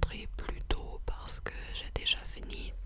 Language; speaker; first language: French; non-native, fluent; English